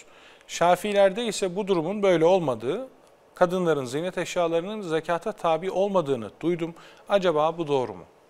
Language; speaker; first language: Turkish; native; Turkish